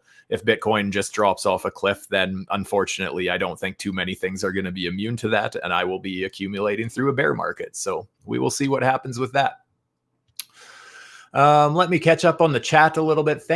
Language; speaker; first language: English; native; English